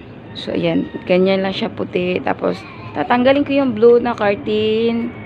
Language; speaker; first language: Filipino; native; Filipino